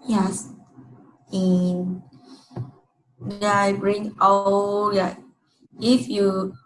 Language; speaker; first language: English; non-native, learner; Vietnamese